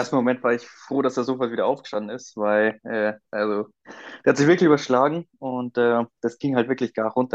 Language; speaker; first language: German; native; German